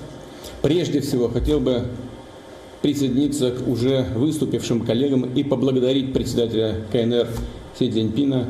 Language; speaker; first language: Russian; native; Russian